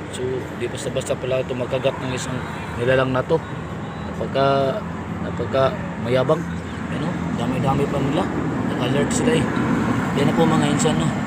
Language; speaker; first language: Filipino; non-native, local second language; Cebuano